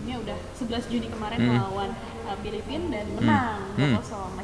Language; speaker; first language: Indonesian; native; Indonesian